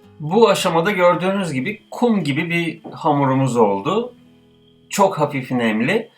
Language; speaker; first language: Turkish; native; Turkish